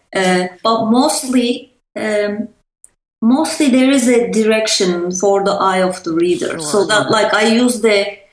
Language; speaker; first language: English; non-native, fluent; Turkish